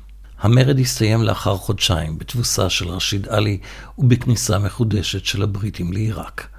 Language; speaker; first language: Hebrew; native; Hebrew